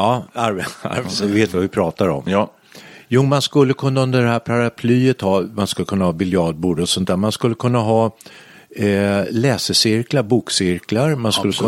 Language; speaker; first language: Swedish; native; Swedish